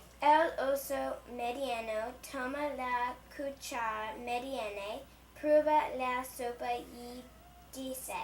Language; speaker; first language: Spanish; non-native, learner; English